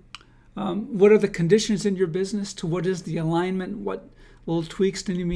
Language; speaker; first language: English; native; English